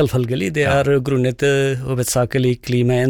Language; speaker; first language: Norwegian; non-native, fluent; Nepali